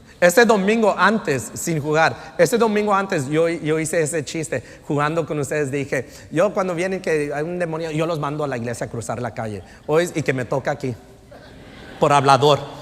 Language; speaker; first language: Spanish; non-native, fluent; English